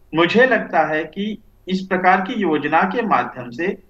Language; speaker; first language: Hindi; non-native, local second language; Marathi